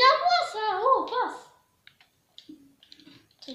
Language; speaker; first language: French; native; French